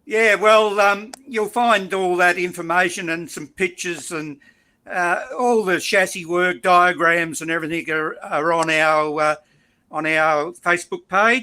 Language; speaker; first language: English; native; English